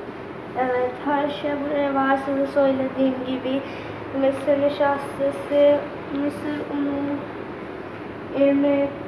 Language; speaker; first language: Turkish; non-native, learner; Urdu